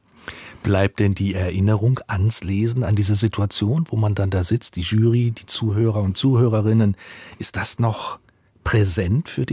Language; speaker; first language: German; native; German